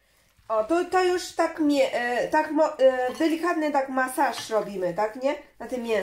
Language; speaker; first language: Polish; non-native, learner; Chinese